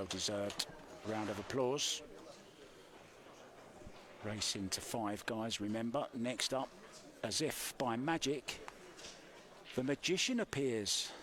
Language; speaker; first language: English; native; English